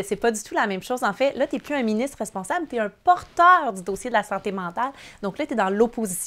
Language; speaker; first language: French; native; French